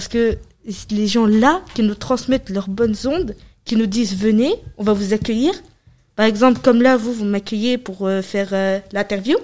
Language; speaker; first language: French; early bilingual, other home language; Arabic